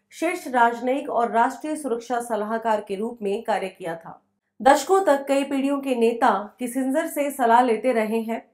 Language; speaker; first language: Hindi; native; Hindi